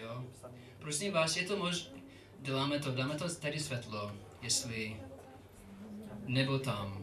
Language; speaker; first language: Czech; non-native, learner; English